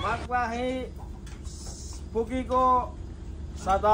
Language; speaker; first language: Filipino; non-native, learner; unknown